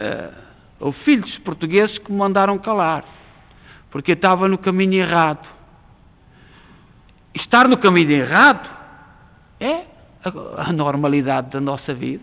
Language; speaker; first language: Portuguese; native; Portuguese